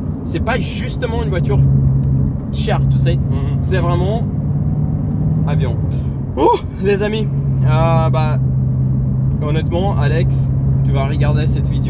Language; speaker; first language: French; non-native, fluent; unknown